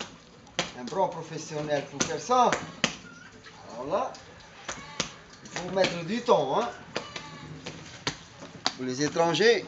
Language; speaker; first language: French; non-native, local second language; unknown